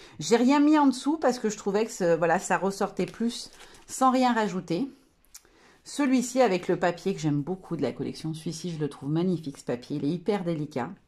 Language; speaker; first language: French; native; French